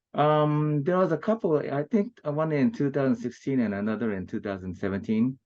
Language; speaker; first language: English; early bilingual, other home language; Japanese